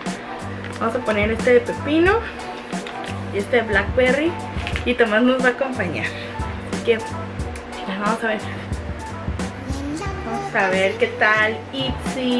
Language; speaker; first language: Spanish; native; Spanish